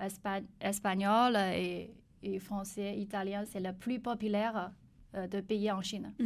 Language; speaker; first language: French; non-native, learner; Chinese